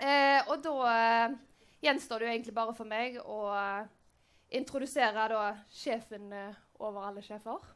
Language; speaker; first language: Norwegian; native; Norwegian